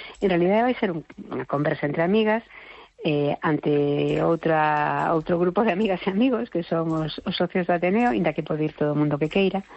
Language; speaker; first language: Galician; non-native, local second language; Spanish